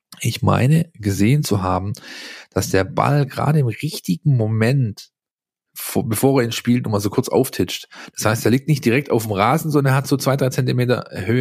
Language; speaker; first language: German; native; German